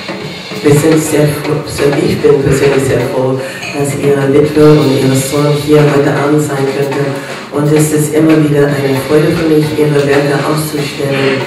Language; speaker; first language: German; non-native, fluent; English